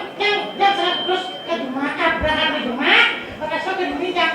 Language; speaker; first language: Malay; non-native, local second language; Balinese